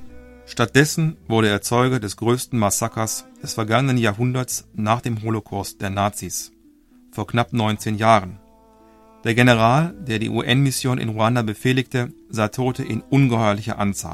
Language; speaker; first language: German; native; German